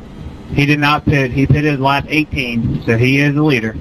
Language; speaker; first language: English; native; English